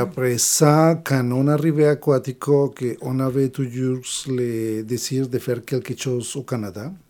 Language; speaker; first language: French; non-native, learner; Spanish